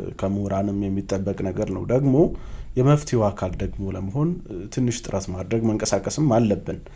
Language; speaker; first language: Amharic; native; Amharic